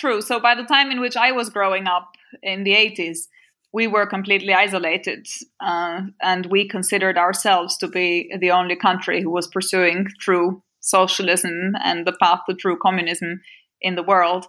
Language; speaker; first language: English; non-native, fluent; French